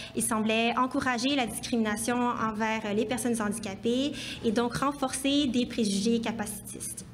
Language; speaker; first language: French; native; French